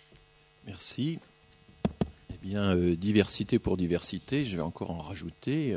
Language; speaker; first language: French; native; French